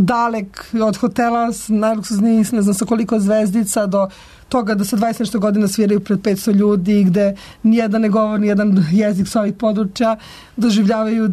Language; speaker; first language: Serbian; native; Serbian